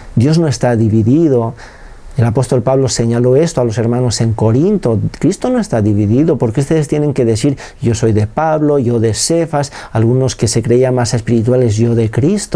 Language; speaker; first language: Spanish; native; Spanish